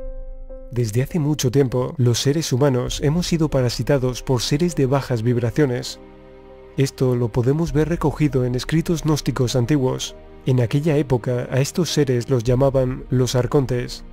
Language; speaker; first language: Spanish; native; Spanish